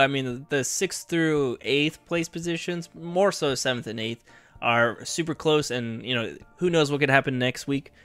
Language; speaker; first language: English; native; English